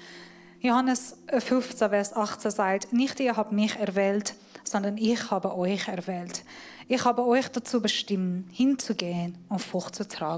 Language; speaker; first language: German; non-native, fluent; Persian